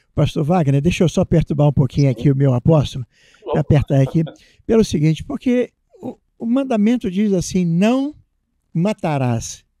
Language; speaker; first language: Portuguese; native; Portuguese